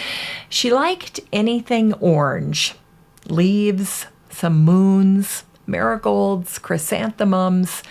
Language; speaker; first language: English; native; English